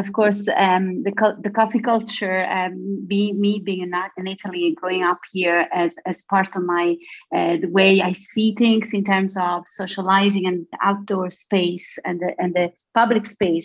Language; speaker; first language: English; non-native, fluent; Italian